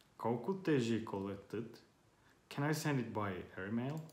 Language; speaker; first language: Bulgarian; non-native, learner; Finnish